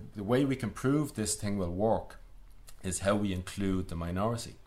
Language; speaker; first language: English; native; English